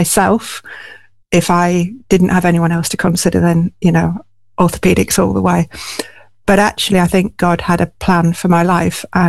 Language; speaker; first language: English; native; English